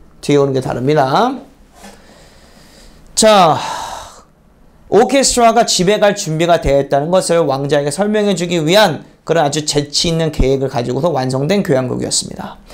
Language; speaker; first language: Korean; native; Korean